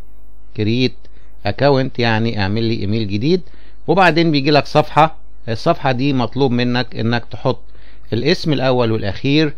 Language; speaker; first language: Arabic; native; Arabic